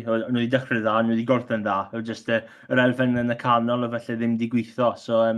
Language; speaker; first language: Welsh; non-native, local second language; English